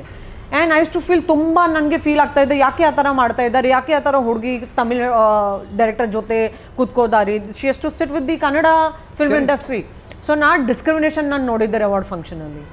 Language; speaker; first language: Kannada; non-native, local second language; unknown